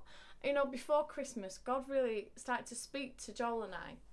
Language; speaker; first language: English; native; English